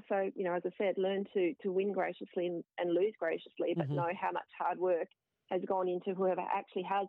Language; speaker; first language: English; native; English